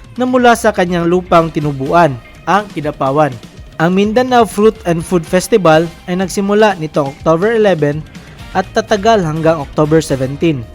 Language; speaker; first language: Filipino; non-native, local second language; Cebuano